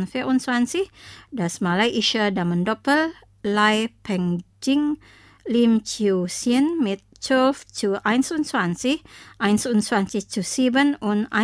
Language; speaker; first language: German; non-native, fluent; Indonesian